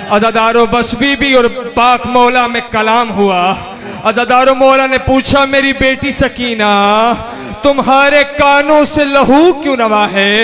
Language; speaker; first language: Urdu; non-native, local second language; Punjabi